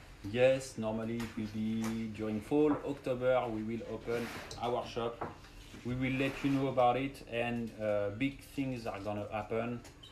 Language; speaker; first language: English; non-native, fluent; French